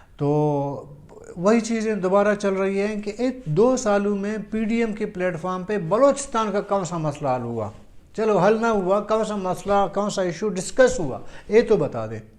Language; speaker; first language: Urdu; non-native, local second language; Baluchi